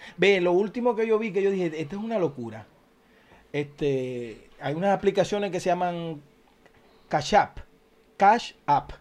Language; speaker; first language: Spanish; native; Spanish